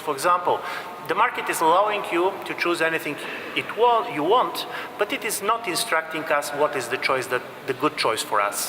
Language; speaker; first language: English; non-native, fluent; Bulgarian